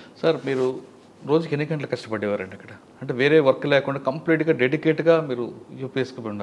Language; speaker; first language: Telugu; native; Telugu